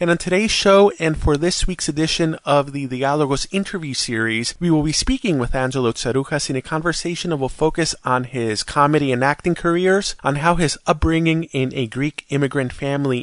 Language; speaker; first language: English; early bilingual, other home language; Greek